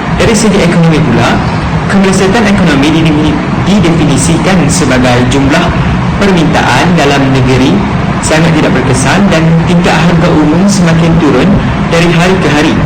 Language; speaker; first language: Malay; native; Malay